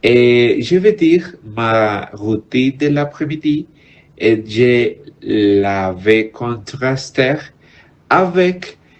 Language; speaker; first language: French; non-native, learner; Spanish